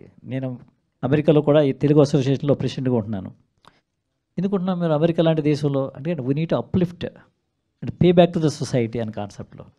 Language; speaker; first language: Telugu; native; Telugu